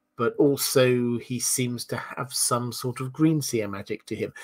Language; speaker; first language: English; native; English